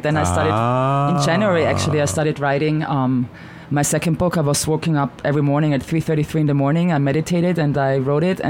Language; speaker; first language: English; non-native, fluent; German